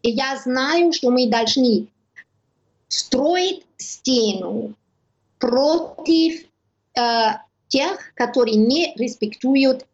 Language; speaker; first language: Russian; non-native, learner; German